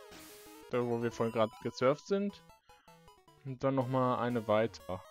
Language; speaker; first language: German; native; German